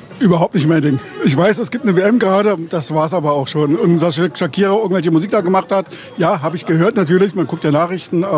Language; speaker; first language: German; native; German